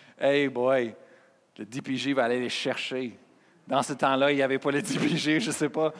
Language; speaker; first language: French; non-native, fluent; English